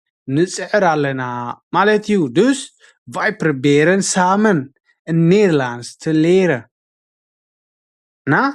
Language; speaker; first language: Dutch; non-native, fluent; Tigrinya